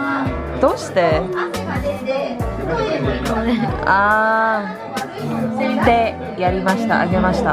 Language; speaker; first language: Japanese; non-native, learner; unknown